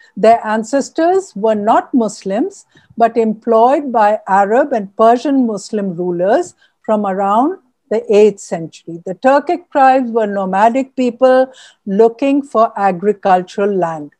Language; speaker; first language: English; non-native, local second language; Urdu